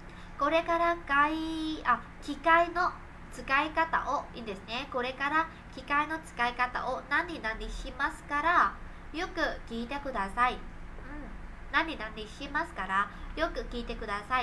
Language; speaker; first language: Japanese; non-native, fluent; Vietnamese